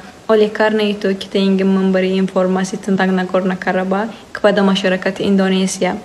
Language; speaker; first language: Indonesian; non-native, fluent; Azerbaijani